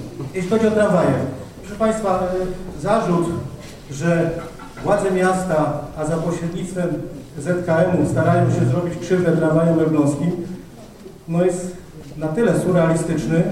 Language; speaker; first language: Polish; native; Polish